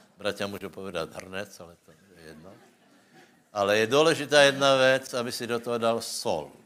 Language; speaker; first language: Czech; non-native, local second language; Slovak